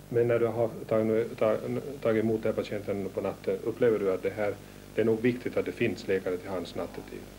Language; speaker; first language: Swedish; native; Swedish